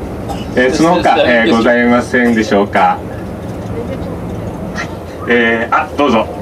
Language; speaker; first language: Japanese; native; Japanese